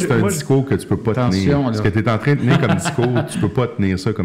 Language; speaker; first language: French; native; French